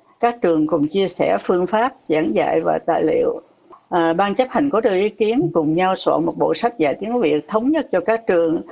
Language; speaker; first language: Vietnamese; native; Vietnamese